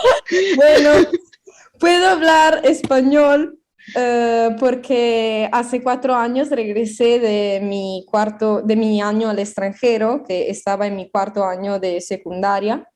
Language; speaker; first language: Spanish; non-native, fluent; Italian